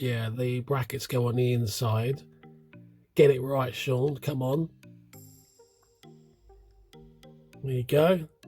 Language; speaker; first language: English; native; English